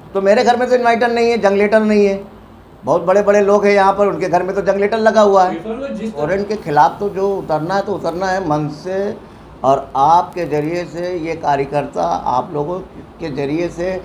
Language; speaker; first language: Hindi; non-native, local second language; Urdu